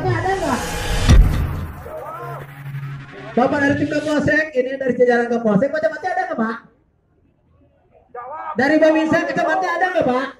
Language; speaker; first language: Indonesian; native; Indonesian